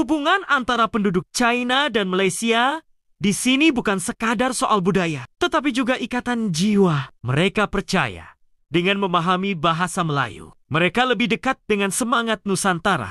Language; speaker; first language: Malay; native; Malay